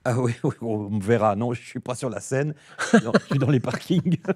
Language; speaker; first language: French; native; French